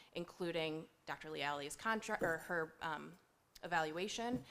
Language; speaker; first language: English; native; English